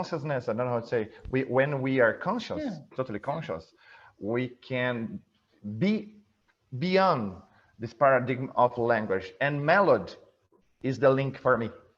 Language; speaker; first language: English; non-native, fluent; Portuguese